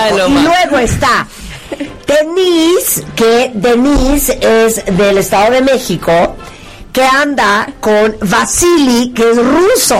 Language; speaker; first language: Spanish; native; Spanish